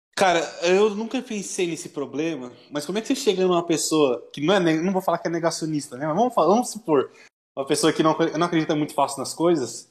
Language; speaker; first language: Portuguese; native; Portuguese